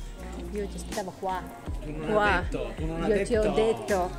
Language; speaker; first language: Italian; non-native, learner; Russian